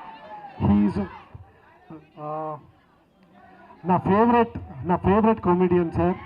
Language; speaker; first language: Telugu; non-native, learner; Kannada